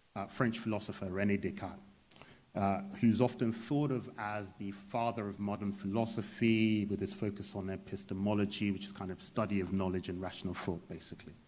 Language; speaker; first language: English; native; English